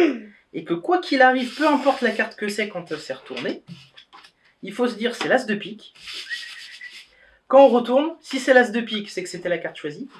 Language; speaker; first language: French; native; French